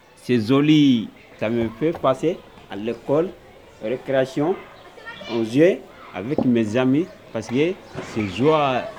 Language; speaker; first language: French; non-native, local second language; Bambara